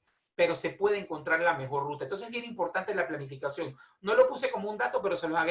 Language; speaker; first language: Spanish; native; Spanish